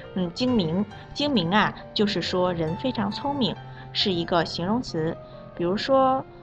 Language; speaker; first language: Chinese; native; Chinese